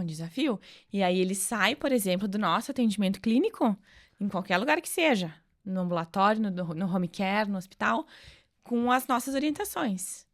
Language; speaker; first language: Portuguese; native; Portuguese